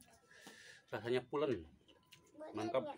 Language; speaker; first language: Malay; non-native, local second language; Sundanese